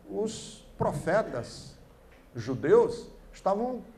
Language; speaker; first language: Portuguese; native; Portuguese